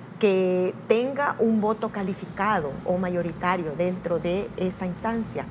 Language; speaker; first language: Spanish; native; Spanish